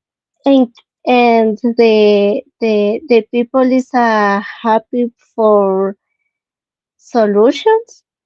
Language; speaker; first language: English; non-native, learner; Spanish